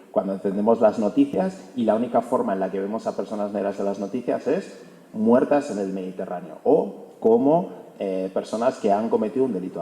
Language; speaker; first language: Spanish; early bilingual, other home language; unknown